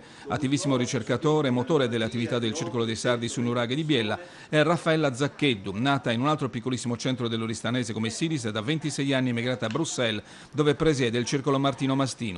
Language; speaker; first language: Italian; native; Italian